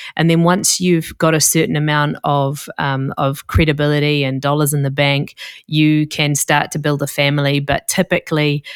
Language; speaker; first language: English; native; English